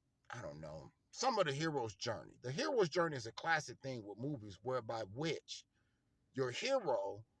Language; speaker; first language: English; native; English